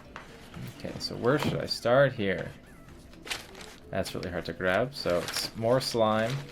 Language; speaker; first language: English; native; English